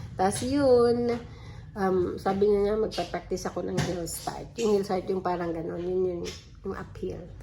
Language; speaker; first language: Filipino; non-native, local second language; Waray